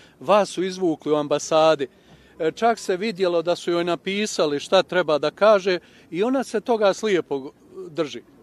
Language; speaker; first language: Serbian; native; Serbian